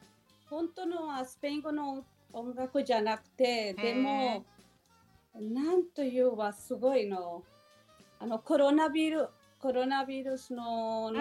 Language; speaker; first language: Japanese; non-native, learner; Spanish